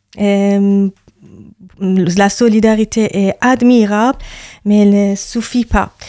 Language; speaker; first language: French; non-native, learner; Persian